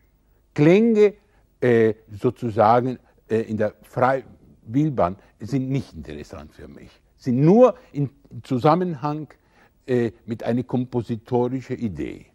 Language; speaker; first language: German; non-native, fluent; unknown